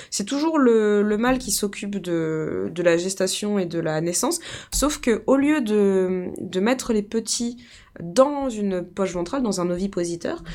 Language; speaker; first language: French; native; French